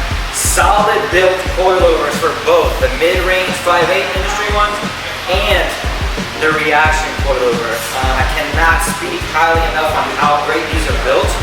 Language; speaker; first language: English; native; English